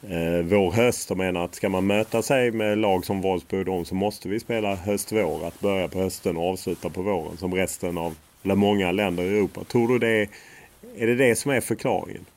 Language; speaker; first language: Swedish; native; Swedish